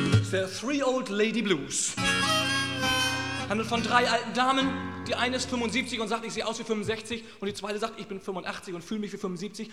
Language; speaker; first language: German; native; German